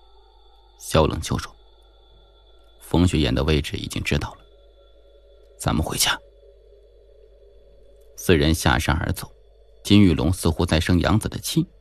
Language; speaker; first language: Chinese; native; Chinese